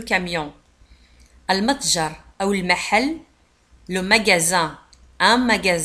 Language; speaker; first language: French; non-native, local second language; Arabic